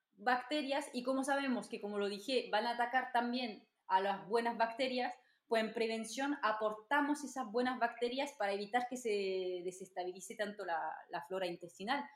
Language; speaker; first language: Spanish; non-native, fluent; French